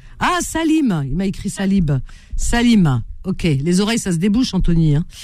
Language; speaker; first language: French; native; French